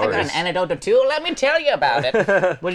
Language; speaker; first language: English; native; English